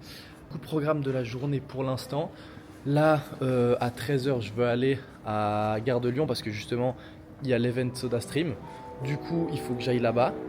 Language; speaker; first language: French; native; French